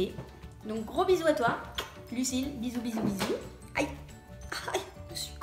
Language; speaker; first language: French; native; French